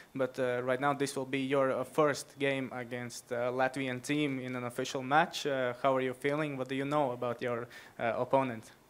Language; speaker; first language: English; non-native, fluent; Latvian